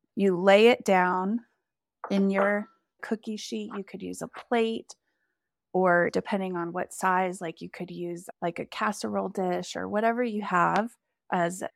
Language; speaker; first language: English; native; English